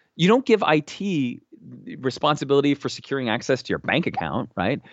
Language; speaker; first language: English; native; English